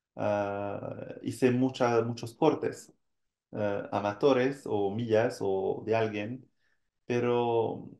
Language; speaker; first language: Spanish; non-native, fluent; French